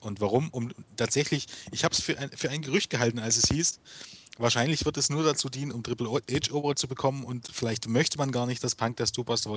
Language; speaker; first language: German; native; German